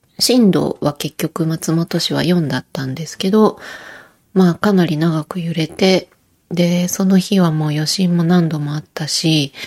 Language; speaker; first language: Japanese; native; Japanese